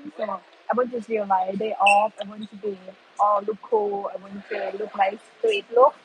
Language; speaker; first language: English; non-native, learner; Thai